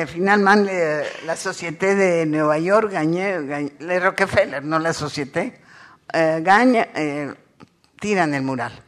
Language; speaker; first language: French; non-native, learner; Spanish